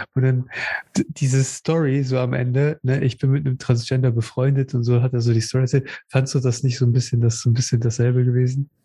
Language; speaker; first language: German; native; German